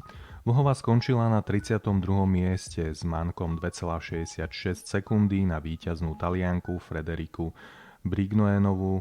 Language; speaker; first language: Slovak; native; Slovak